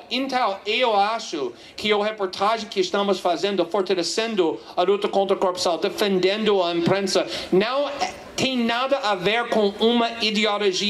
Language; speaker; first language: Portuguese; non-native, fluent; English